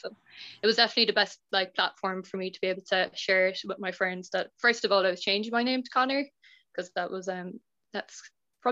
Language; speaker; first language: English; native; English